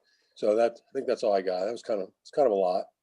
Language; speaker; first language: English; native; English